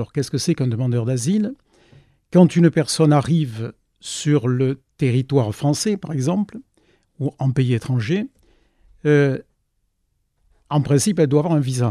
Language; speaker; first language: French; native; French